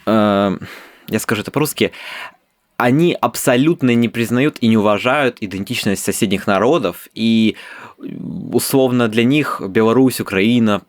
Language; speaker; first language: Russian; native; Russian